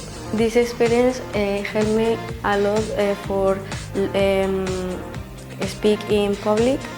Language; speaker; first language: English; non-native, learner; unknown